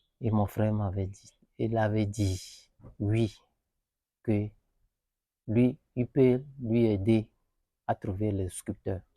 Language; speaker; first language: French; non-native, learner; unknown